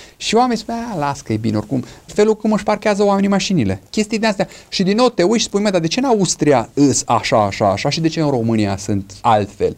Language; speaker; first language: Romanian; non-native, fluent; English